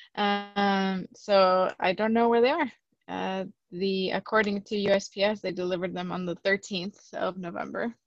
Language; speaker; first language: English; early bilingual, other home language; Spanish